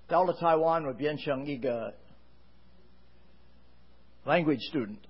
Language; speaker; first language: Chinese; non-native, fluent; English